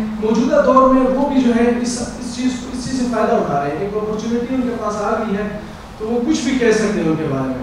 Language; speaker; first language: Urdu; non-native, local second language; Pashto